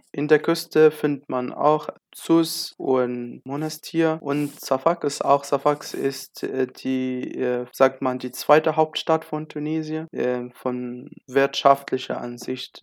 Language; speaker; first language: German; non-native, learner; Arabic